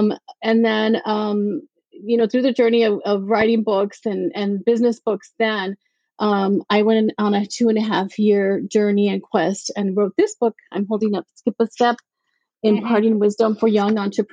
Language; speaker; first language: English; native; English